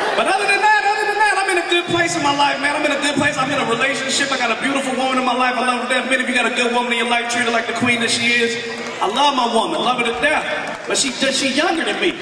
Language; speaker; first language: English; native; English